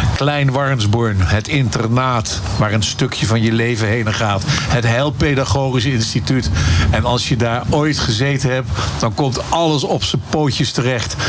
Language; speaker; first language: Dutch; native; Dutch